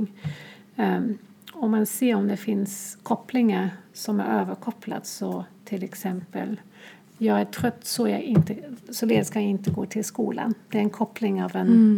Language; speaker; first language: Swedish; non-native, fluent; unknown